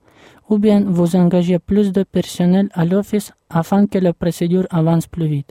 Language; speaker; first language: French; non-native, fluent; Russian